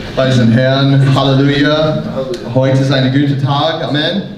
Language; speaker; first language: German; non-native, learner; English